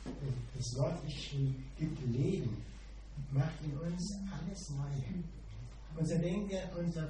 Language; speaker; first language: German; non-native, fluent; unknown